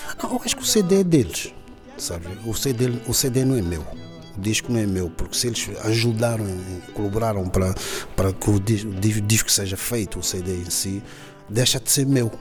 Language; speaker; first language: Portuguese; non-native, local second language; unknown